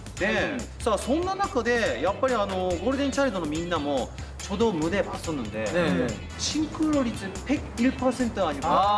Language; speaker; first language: Japanese; native; Japanese